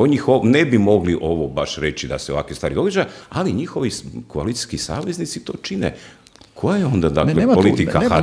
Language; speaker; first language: Croatian; native; Croatian